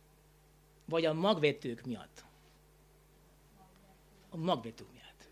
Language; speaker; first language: Hungarian; non-native, learner; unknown